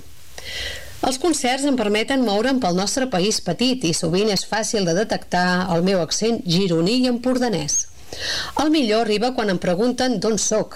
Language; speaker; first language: Catalan; native; Catalan